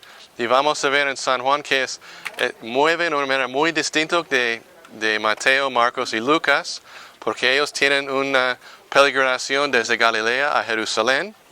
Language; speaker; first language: Spanish; non-native, fluent; English